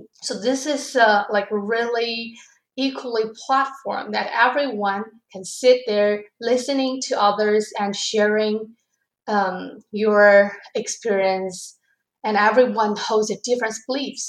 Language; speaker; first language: English; non-native, learner; Chinese